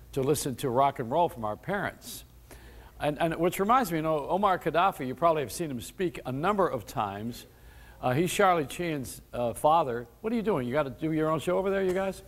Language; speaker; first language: English; native; English